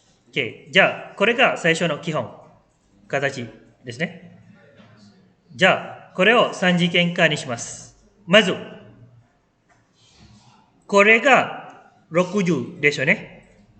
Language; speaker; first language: Japanese; non-native, fluent; Malay